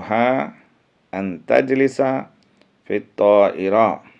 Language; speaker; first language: Arabic; non-native, fluent; Urdu